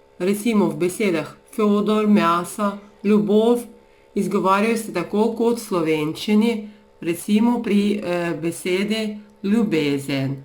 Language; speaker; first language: Slovenian; non-native, fluent; Russian